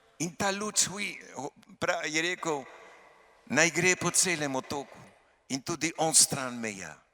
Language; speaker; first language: Slovenian; early bilingual, heritage; Slovenian